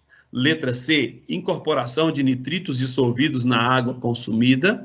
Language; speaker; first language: Portuguese; native; Portuguese